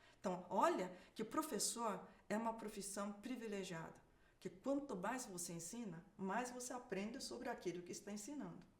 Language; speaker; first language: Portuguese; early bilingual, other home language; Japanese